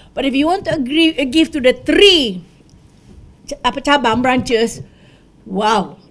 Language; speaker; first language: English; non-native, local second language; Malay